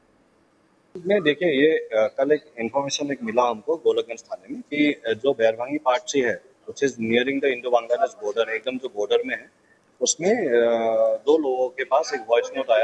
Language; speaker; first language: Hindi; non-native, local second language; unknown